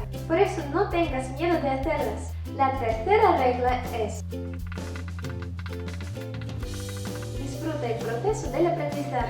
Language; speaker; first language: Spanish; non-native, fluent; Russian